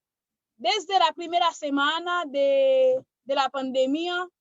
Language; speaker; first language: Spanish; non-native, learner; Haitian Creole